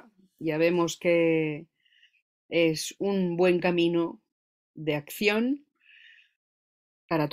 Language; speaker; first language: Spanish; native; Spanish